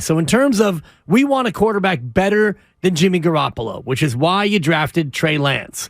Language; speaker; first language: English; native; English